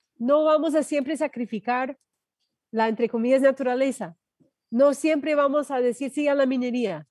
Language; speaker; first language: Spanish; non-native, fluent; English